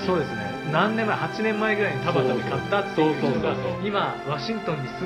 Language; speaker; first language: Japanese; native; Japanese